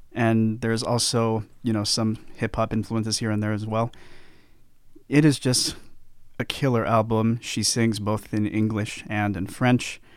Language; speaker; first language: English; native; English